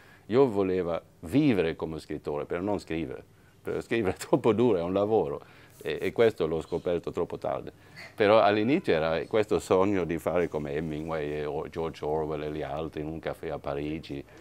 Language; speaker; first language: Italian; non-native, fluent; Swedish